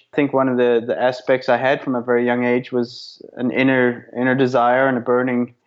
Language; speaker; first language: English; native; English